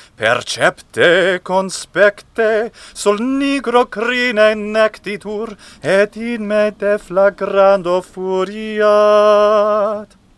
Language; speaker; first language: Italian; non-native, fluent; English